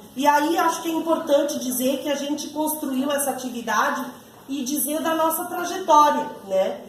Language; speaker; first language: Portuguese; early bilingual, other home language; Spanish